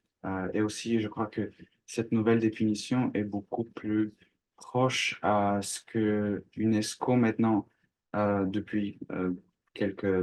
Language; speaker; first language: French; non-native, learner; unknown